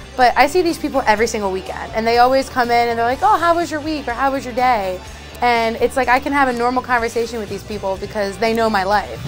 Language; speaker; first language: English; native; English